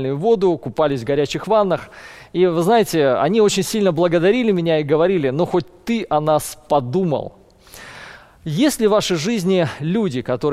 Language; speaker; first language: Russian; native; Russian